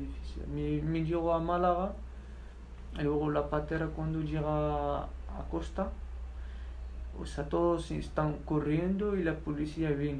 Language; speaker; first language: Spanish; non-native, learner; Berber languages